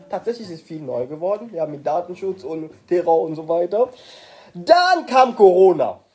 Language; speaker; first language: German; non-native, fluent; French